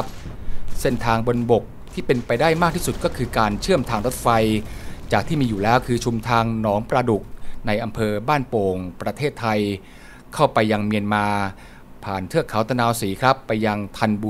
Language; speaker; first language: Thai; native; Thai